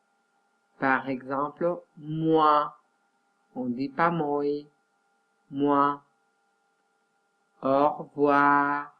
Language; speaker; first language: French; non-native, fluent; Catalan